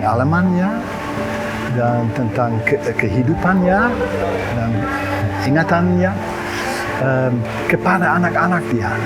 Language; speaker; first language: Indonesian; non-native, fluent; Dutch